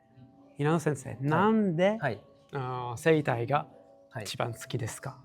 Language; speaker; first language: Japanese; non-native, learner; French